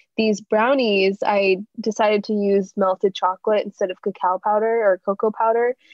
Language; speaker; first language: English; native; English